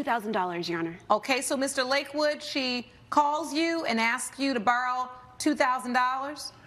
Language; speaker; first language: English; native; English